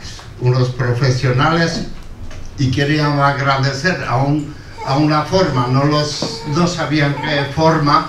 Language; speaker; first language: Spanish; non-native, learner; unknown